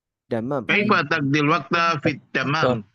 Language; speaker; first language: Arabic; non-native, learner; Indonesian